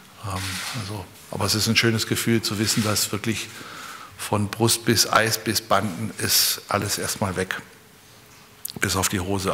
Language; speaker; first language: German; native; German